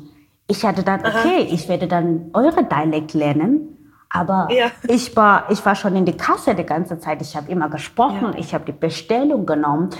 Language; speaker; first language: German; non-native, learner; Xhosa